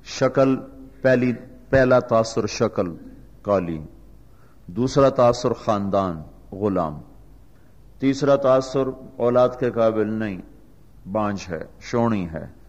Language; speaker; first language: Urdu; non-native, local second language; Punjabi